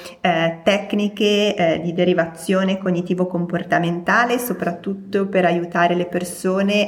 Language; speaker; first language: Italian; native; Italian